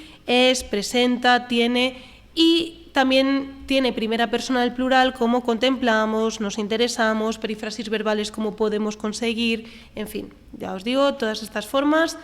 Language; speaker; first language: Spanish; native; Spanish